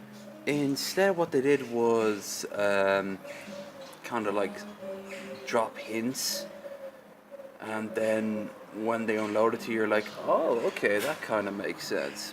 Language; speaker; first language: English; native; English